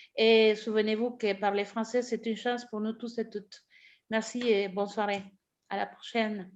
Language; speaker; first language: French; non-native, fluent; Spanish